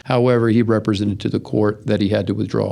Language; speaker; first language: English; native; English